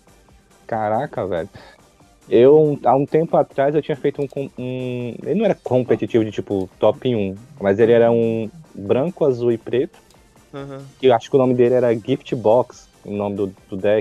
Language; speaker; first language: Portuguese; native; Portuguese